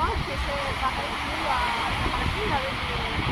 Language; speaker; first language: French; non-native, learner; Portuguese